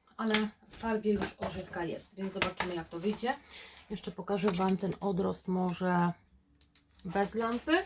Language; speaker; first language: Polish; native; Polish